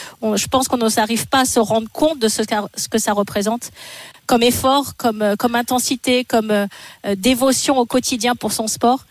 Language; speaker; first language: French; native; French